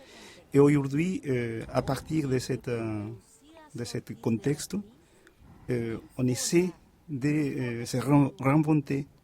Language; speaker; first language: French; non-native, fluent; Spanish